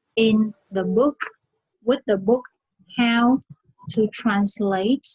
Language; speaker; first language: English; non-native, fluent; Vietnamese